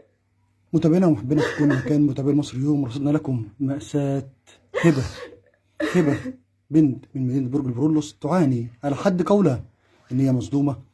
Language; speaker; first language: Arabic; native; Arabic